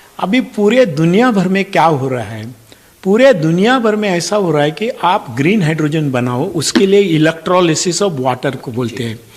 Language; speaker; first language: Hindi; non-native, local second language; Marathi